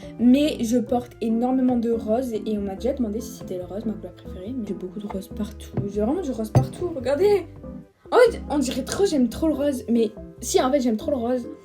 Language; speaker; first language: French; native; French